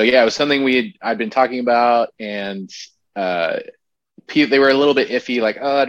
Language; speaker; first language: English; native; English